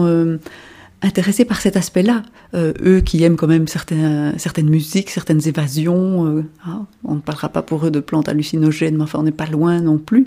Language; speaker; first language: French; native; French